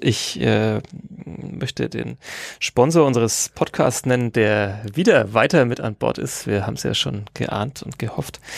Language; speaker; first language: German; native; German